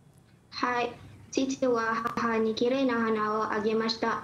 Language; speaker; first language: Japanese; non-native, learner; Malay